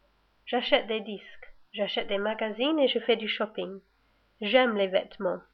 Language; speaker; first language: French; non-native, learner; English